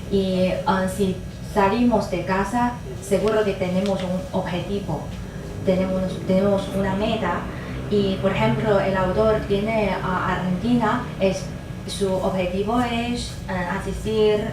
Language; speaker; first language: Spanish; non-native, fluent; Chinese